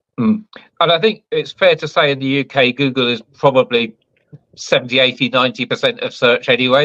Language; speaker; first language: English; native; English